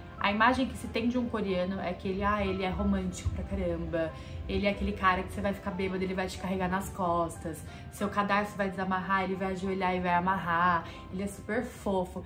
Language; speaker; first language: Portuguese; native; Portuguese